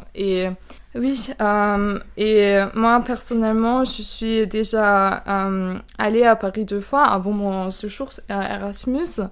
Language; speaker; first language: French; non-native, fluent; German